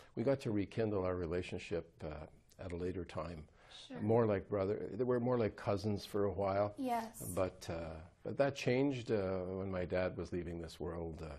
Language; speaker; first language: English; native; English